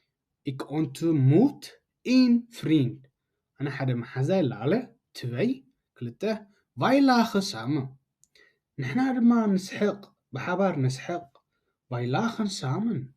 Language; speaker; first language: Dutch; non-native, learner; Tigrinya